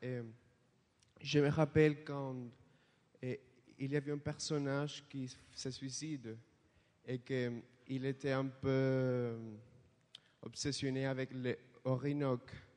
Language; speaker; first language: French; non-native, learner; Spanish